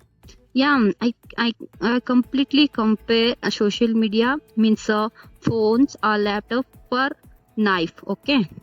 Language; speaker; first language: English; non-native, learner; Kannada